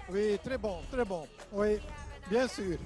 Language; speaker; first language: French; non-native, local second language; Dutch